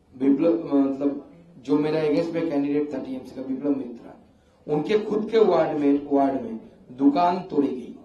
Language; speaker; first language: Hindi; non-native, local second language; Bangla